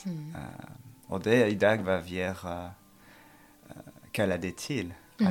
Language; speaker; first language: Swedish; non-native, fluent; French